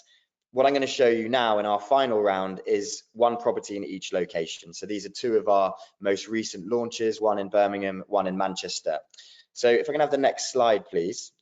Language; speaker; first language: English; native; English